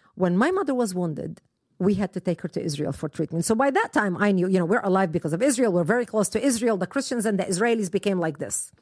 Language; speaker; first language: English; non-native, fluent; Arabic